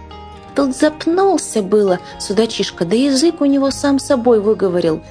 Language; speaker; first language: Russian; native; Russian